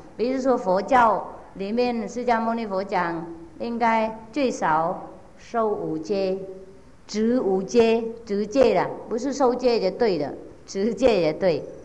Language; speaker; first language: Chinese; non-native, fluent; Vietnamese